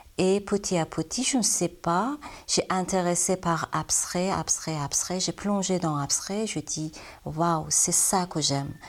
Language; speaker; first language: French; non-native, learner; Persian